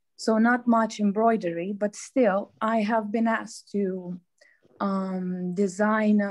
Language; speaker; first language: English; non-native, fluent; Romanian